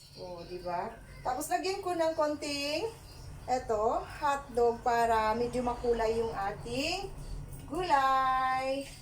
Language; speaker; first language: Filipino; native; Filipino